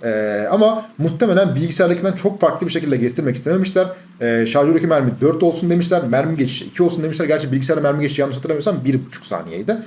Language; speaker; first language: Turkish; native; Turkish